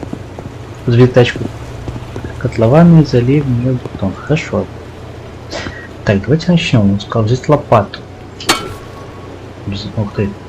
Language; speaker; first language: Russian; native; Russian